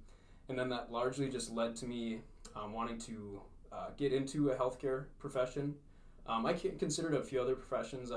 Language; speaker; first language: English; native; English